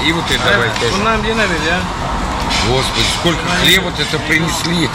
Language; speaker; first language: Russian; native; Russian